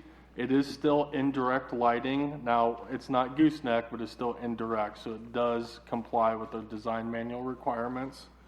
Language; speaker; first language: English; native; English